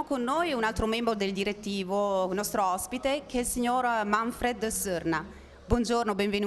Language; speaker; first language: Italian; native; Italian